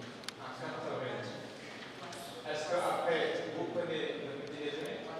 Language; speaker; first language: French; non-native, fluent; Indonesian